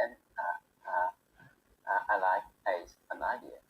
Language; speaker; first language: English; non-native, learner; Bangla